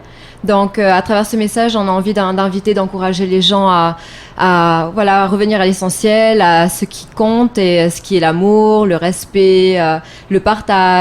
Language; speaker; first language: French; native; French